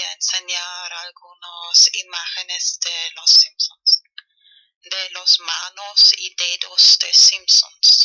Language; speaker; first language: Spanish; non-native, fluent; German